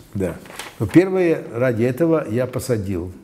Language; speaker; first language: Russian; non-native, local second language; Latvian